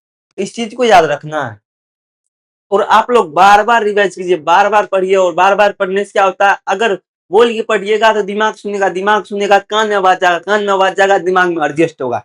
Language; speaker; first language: Hindi; native; Hindi